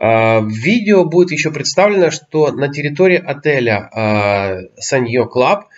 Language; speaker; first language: Russian; native; Russian